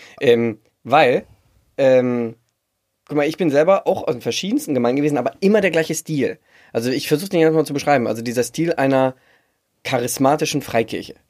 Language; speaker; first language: German; native; German